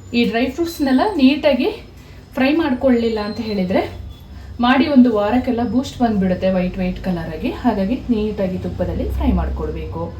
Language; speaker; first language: Kannada; native; Kannada